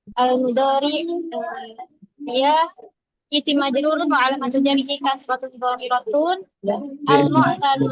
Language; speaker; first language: Arabic; non-native, learner; Indonesian